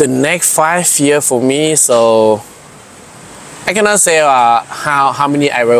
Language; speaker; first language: English; non-native, learner; Thai